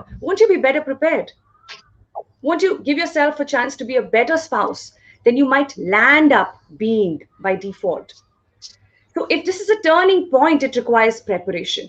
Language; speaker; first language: English; non-native, local second language; Hindi